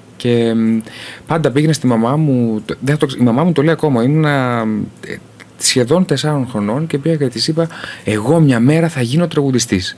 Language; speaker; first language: Greek; early bilingual, heritage; Greek